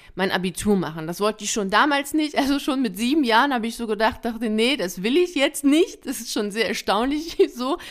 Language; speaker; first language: German; early bilingual, other home language; Persian